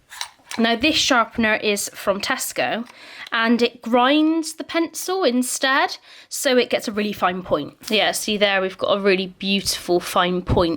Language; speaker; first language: English; native; English